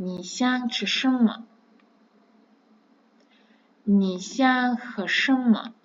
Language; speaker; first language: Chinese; non-native, fluent; Kazakh